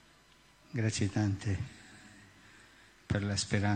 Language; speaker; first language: Italian; early bilingual, heritage; Spanish